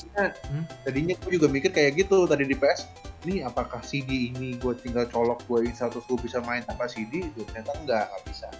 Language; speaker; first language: Indonesian; native; Indonesian